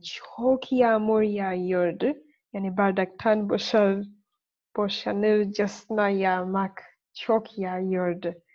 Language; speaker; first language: Turkish; non-native, fluent; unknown